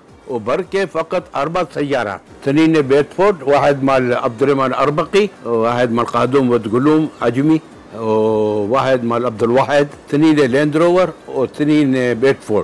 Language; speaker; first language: Arabic; non-native, local second language; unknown